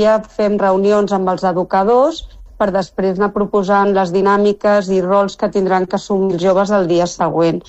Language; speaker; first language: Catalan; non-native, local second language; Spanish